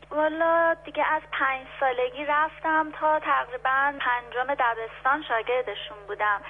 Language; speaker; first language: Persian; native; Persian